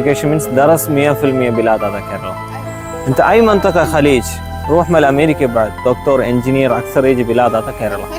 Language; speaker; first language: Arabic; non-native, learner; Malayalam